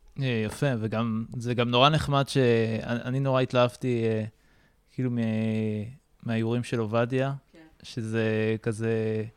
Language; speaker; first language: Hebrew; native; Hebrew